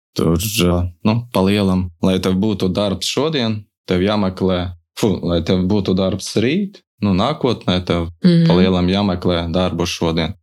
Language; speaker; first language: Latvian; non-native, local second language; Russian